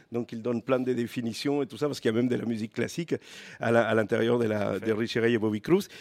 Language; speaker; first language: French; non-native, fluent; Spanish